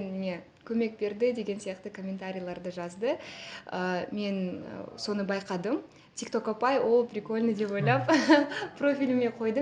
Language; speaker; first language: Kazakh; non-native, local second language; Russian